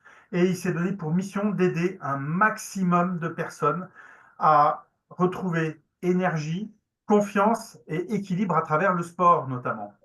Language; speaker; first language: French; native; French